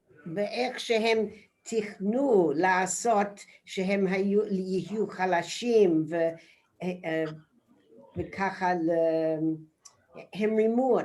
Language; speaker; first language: Hebrew; non-native, learner; English